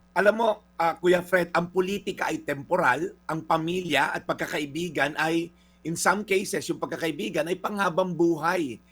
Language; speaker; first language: Filipino; native; Filipino